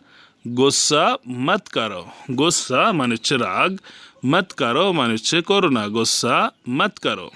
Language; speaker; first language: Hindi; non-native, learner; Bangla